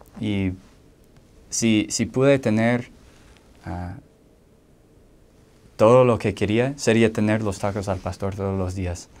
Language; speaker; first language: Spanish; non-native, fluent; English